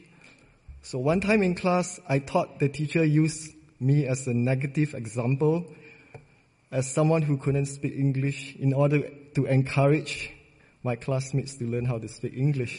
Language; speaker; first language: English; non-native, local second language; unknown